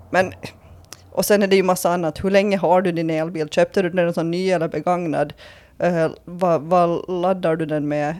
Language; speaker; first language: Swedish; native; Swedish